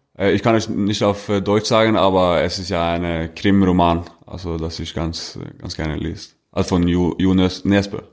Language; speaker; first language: German; non-native, fluent; Norwegian